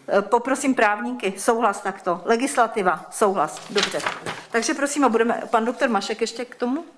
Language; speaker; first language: Czech; native; Czech